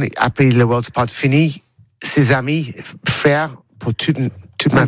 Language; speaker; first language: French; non-native, learner; English